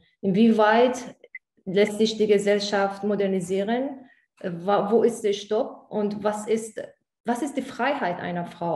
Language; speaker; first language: German; non-native, fluent; Persian